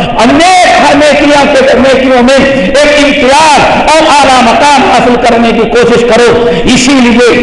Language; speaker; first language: Urdu; native; Urdu